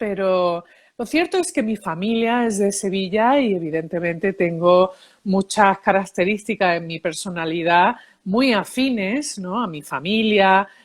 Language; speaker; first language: Spanish; early bilingual, heritage; Spanish